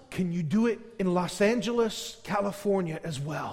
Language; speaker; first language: English; native; English